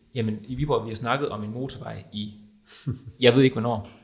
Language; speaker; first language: Danish; native; Danish